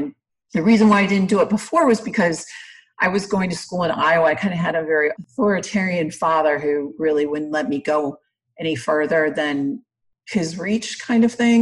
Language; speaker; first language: English; native; English